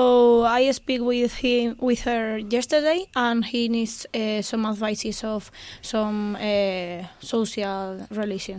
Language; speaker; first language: English; non-native, learner; Spanish